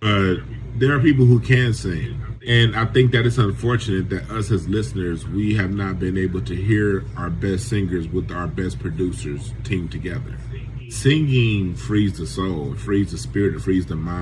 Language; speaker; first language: English; native; English